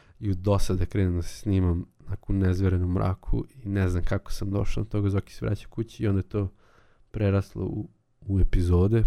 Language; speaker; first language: Serbian; native; Serbian